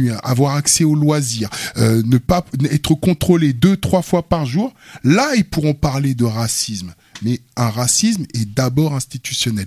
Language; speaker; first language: French; early bilingual, other home language; Wolof